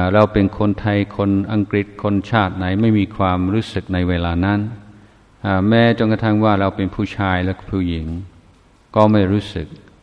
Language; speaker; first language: Thai; non-native, fluent; English